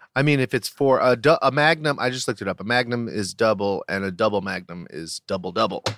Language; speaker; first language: English; native; English